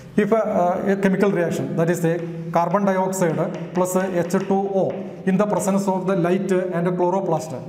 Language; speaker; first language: English; non-native, local second language; Marathi